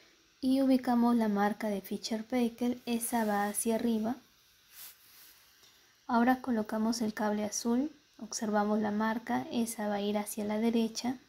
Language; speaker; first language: Spanish; native; Spanish